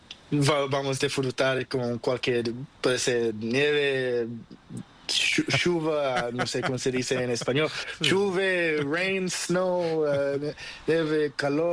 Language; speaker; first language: Spanish; non-native, learner; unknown